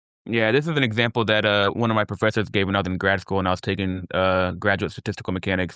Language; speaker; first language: English; native; English